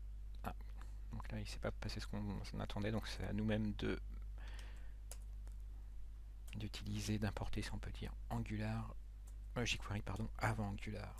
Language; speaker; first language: French; native; French